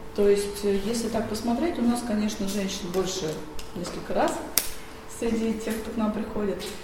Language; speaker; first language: Russian; native; Russian